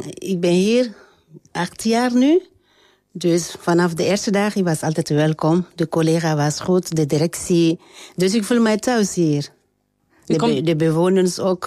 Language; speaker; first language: Dutch; non-native, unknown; French